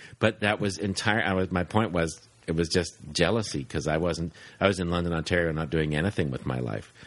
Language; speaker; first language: English; native; English